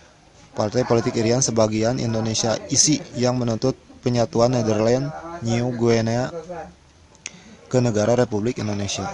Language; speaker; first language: Indonesian; native; Indonesian